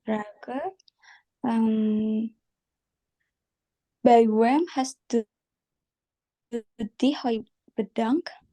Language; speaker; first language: German; non-native, learner; Indonesian